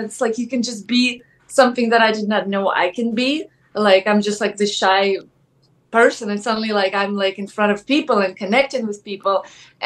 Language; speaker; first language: English; non-native, fluent; Ukrainian